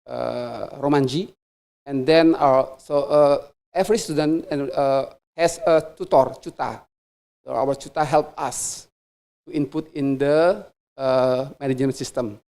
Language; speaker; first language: English; non-native, fluent; Indonesian